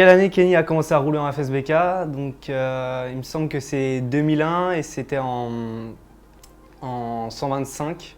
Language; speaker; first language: French; native; French